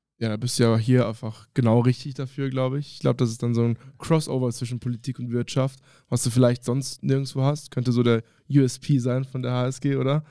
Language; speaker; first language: German; native; German